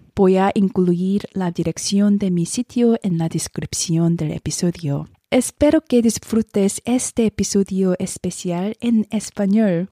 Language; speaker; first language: Spanish; non-native, learner; Korean